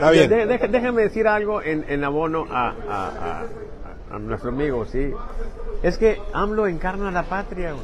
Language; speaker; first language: Spanish; native; Spanish